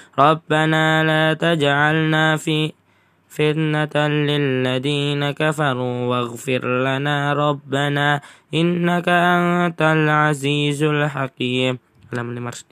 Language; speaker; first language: Arabic; non-native, learner; Indonesian